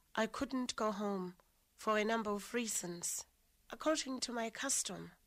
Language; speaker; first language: English; non-native, local second language; Southern Sotho